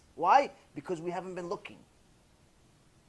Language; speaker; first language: English; native; English